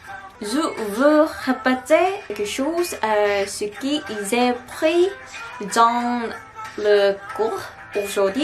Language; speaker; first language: French; non-native, learner; Korean